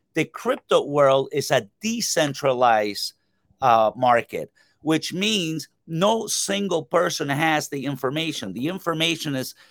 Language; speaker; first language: English; non-native, fluent; Spanish